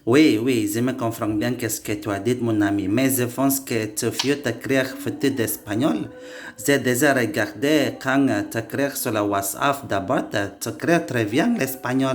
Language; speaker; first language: French; non-native, learner; Indonesian